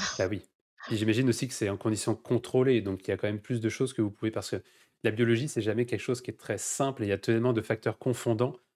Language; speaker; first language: French; native; French